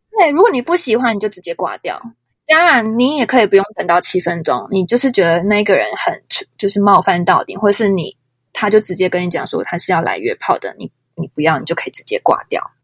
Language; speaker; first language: Chinese; native; Chinese